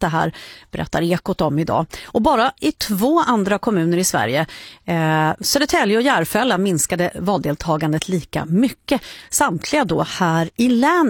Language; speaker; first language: Swedish; native; Swedish